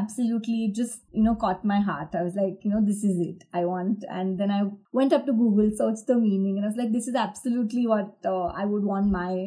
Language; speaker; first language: English; non-native, local second language; Gujarati